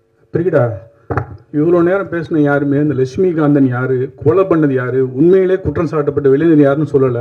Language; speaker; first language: Tamil; native; Tamil